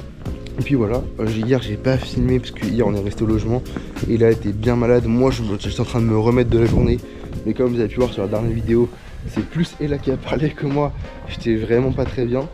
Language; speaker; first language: French; native; French